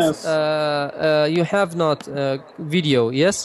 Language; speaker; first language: English; non-native, learner; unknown